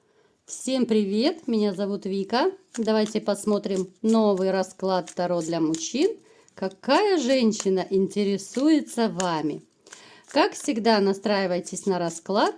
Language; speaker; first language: Russian; native; Russian